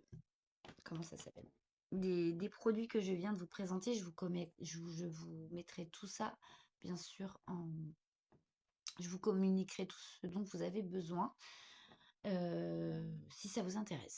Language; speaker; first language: French; native; French